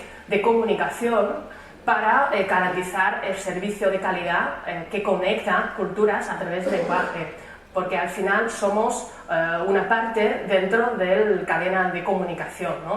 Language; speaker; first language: Spanish; non-native, fluent; Chinese